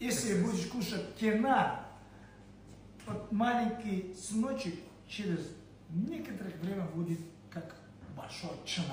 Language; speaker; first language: Russian; non-native, local second language; Turkmen